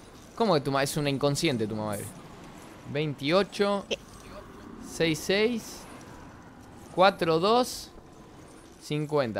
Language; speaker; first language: Spanish; native; Spanish